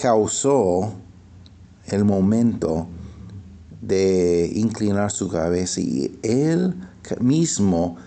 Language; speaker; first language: Spanish; non-native, fluent; English